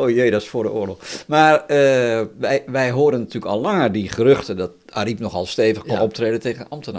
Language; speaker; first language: Dutch; native; Dutch